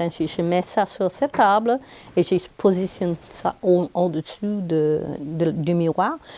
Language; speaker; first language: French; non-native, local second language; English